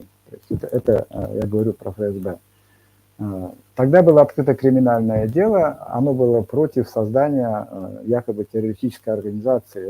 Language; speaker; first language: Russian; non-native, local second language; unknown